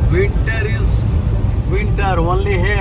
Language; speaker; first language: English; non-native, local second language; Hindi